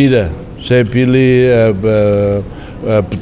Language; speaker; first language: Indonesian; non-native, fluent; Tetum